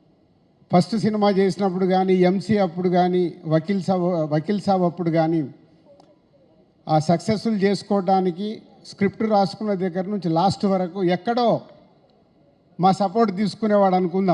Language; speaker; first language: Telugu; native; Telugu